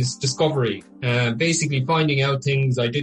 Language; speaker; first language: English; native; English